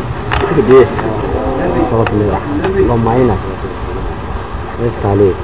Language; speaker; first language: Arabic; native; Arabic